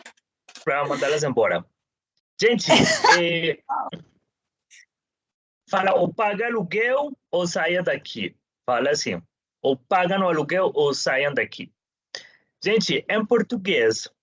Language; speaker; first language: Portuguese; non-native, fluent; Spanish